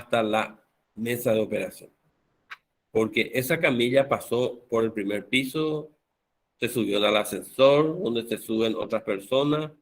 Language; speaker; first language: Spanish; native; Spanish